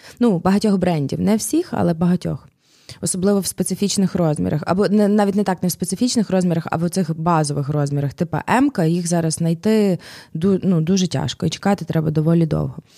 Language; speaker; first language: Ukrainian; native; Ukrainian